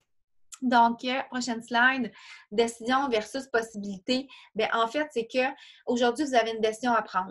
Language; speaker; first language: French; native; French